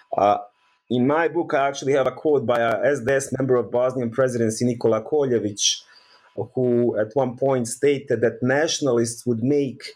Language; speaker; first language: English; early bilingual, other home language; Bosnian